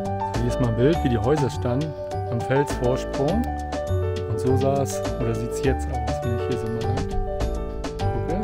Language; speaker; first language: German; native; German